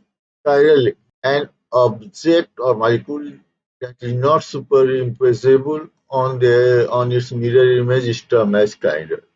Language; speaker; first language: English; non-native, local second language; Hindi